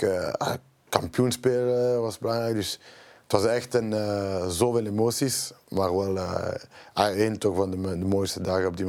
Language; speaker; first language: Dutch; non-native, local second language; French